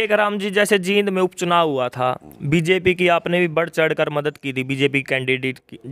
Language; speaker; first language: Hindi; native; Hindi